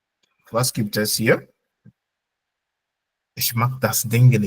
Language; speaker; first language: German; non-native, fluent; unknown